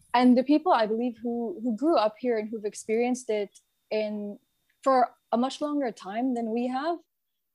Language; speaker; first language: English; native; English